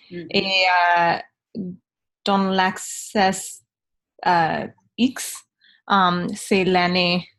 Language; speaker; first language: French; non-native, learner; English